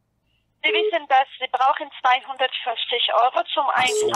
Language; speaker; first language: German; non-native, fluent; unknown